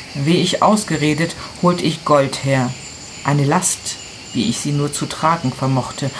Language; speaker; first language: German; non-native, fluent; Italian